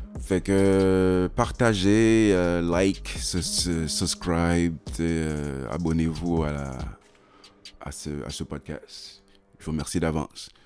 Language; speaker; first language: French; early bilingual, other home language; Haitian Creole